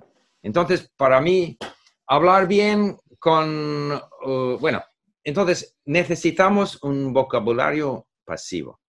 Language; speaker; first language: Spanish; non-native, fluent; English